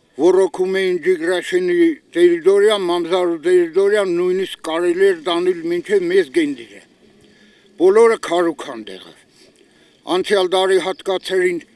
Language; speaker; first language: Armenian; native; Armenian